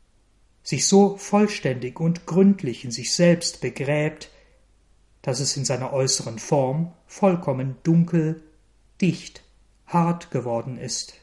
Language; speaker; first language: German; native; German